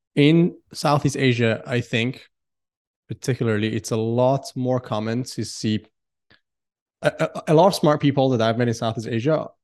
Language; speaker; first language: English; non-native, fluent; Persian